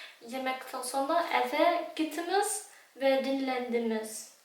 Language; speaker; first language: Turkish; non-native, learner; German